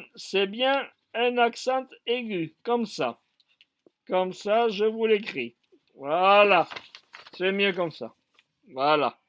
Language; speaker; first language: French; non-native, fluent; Spanish